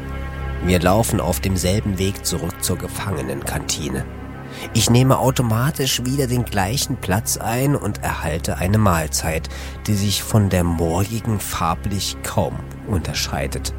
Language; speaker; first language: German; native; German